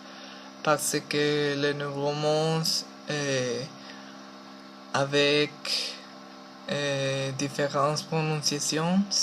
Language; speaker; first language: French; non-native, learner; Spanish